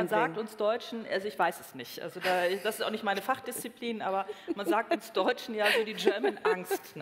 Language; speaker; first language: German; native; German